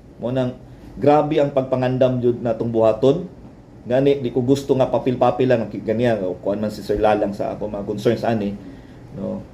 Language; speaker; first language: Cebuano; native; Cebuano